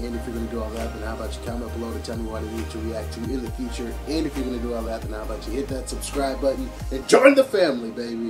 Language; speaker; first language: English; native; English